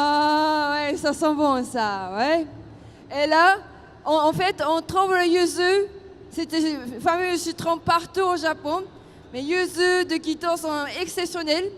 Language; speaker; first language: French; non-native, fluent; Japanese